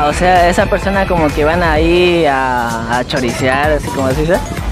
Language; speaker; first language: Spanish; native; Spanish